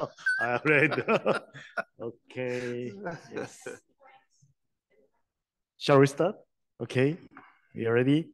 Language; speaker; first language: English; non-native, learner; Japanese